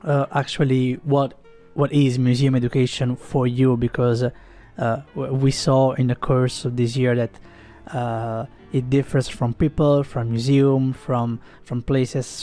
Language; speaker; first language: English; non-native, fluent; Italian